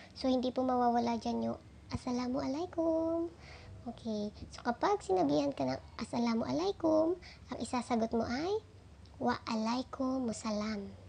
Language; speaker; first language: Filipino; native; Filipino